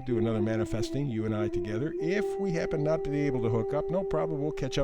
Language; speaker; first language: English; native; English